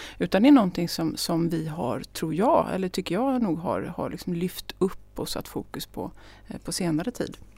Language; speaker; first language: Swedish; native; Swedish